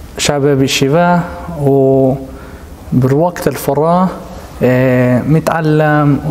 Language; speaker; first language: Arabic; non-native, local second language; Hebrew